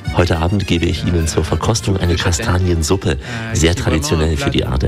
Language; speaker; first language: German; native; German